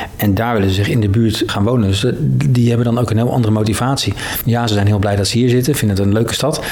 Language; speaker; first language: Dutch; native; Dutch